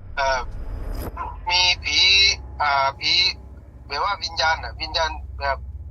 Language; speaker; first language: Thai; non-native, local second language; Northeastern Thai